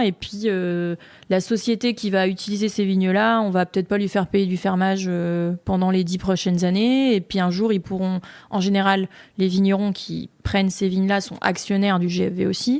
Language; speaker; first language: French; native; French